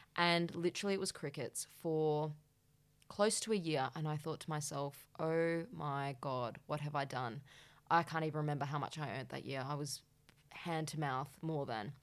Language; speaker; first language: English; native; English